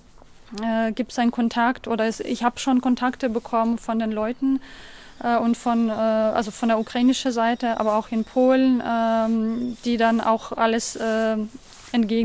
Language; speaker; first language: German; non-native, fluent; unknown